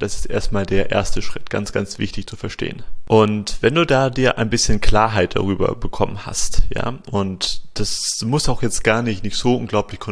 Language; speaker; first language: German; native; German